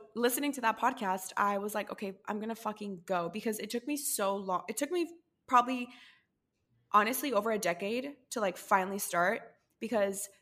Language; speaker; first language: English; non-native, fluent; Spanish